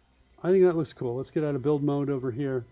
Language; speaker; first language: English; native; English